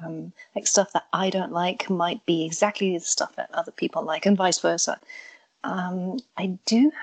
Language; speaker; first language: English; native; English